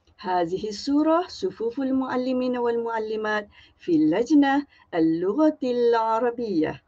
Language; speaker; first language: Arabic; non-native, fluent; Malay